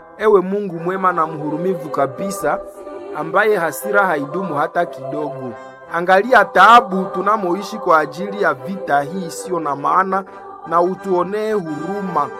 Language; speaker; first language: Swahili; non-native, local second language; Nande